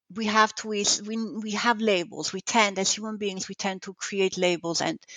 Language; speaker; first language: English; non-native, fluent; Italian